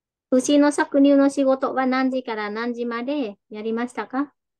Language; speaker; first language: Japanese; non-native, fluent; Vietnamese